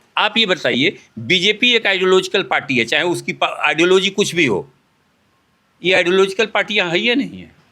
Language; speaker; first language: Hindi; native; Hindi